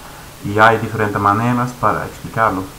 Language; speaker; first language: Spanish; non-native, fluent; Swedish